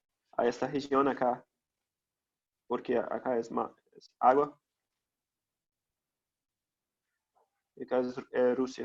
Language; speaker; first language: Spanish; non-native, fluent; Portuguese